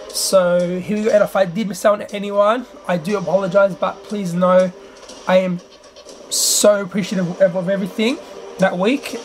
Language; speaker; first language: English; native; English